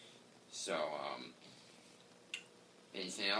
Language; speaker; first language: English; native; English